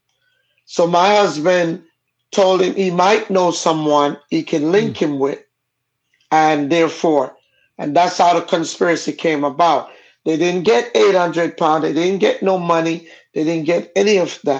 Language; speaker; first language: English; non-native, local second language; Jamaican Creole English